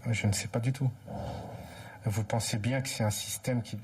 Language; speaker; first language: French; native; French